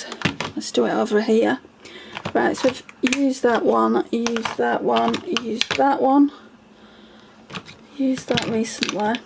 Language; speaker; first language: English; native; English